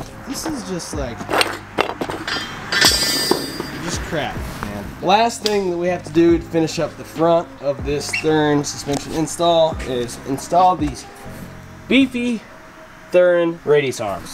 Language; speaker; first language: English; native; English